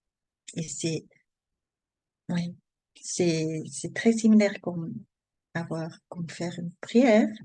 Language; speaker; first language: French; non-native, learner; German